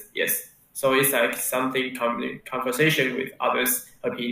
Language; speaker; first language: English; non-native, learner; Chinese